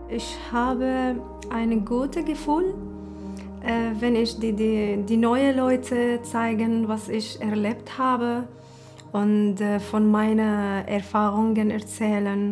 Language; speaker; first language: German; non-native, learner; Arabic